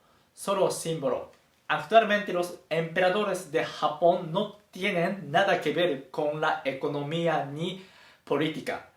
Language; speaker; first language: Spanish; non-native, fluent; Japanese